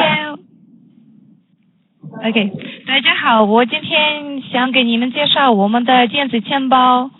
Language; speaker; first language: Chinese; non-native, learner; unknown